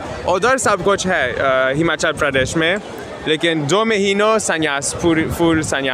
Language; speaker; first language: Hindi; non-native, learner; German